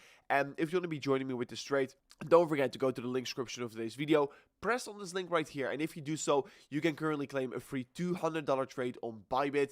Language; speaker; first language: English; non-native, fluent; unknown